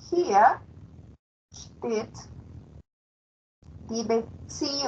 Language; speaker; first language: German; non-native, fluent; Spanish